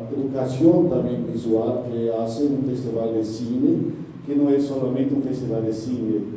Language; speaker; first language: Spanish; non-native, learner; Portuguese